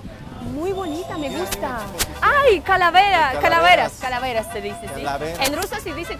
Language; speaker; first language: Spanish; non-native, learner; Russian